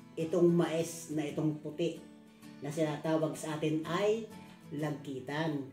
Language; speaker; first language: Filipino; native; Filipino